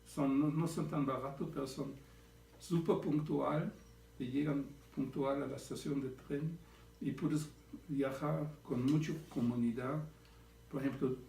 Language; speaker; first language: Spanish; non-native, fluent; German